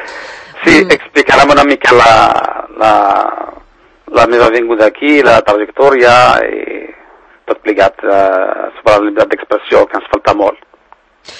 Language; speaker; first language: Catalan; non-native, fluent; Berber languages